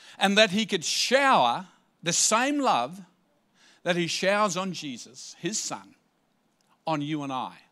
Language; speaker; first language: English; native; English